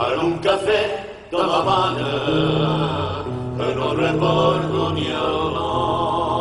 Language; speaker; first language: Catalan; native; Catalan